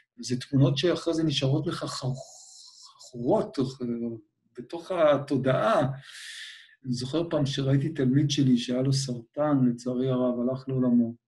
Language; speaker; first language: Hebrew; native; Hebrew